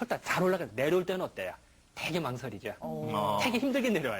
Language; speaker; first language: Korean; native; Korean